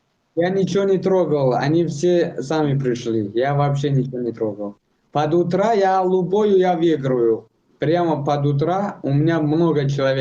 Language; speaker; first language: Russian; non-native, local second language; Tajik